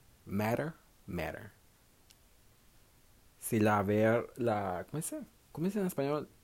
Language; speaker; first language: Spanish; early bilingual, heritage; Spanish